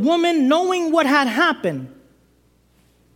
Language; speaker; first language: English; native; English